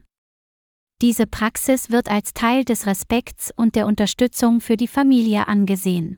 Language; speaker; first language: German; non-native, learner; Vietnamese